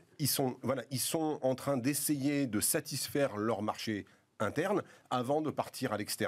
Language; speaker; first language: French; native; French